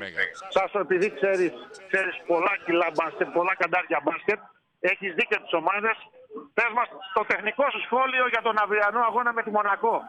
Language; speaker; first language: Greek; native; Greek